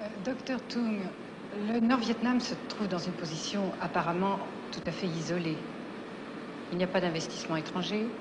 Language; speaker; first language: French; native; French